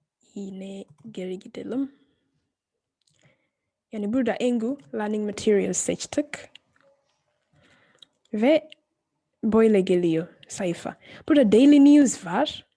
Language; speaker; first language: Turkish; non-native, fluent; English